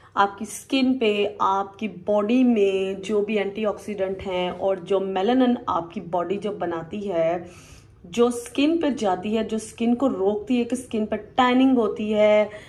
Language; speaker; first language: Urdu; native; Urdu